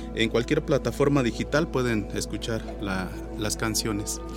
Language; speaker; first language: Spanish; non-native, local second language; Nahuatl languages